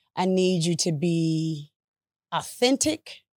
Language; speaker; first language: English; early bilingual, other home language; Upper Guinea Crioulo